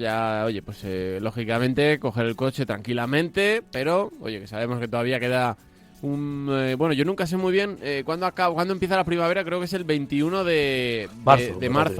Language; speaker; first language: Spanish; native; Spanish